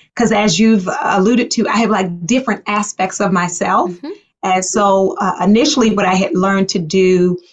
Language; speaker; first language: English; native; English